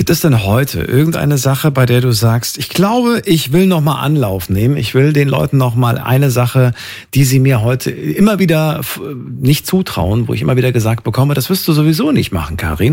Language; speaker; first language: German; native; German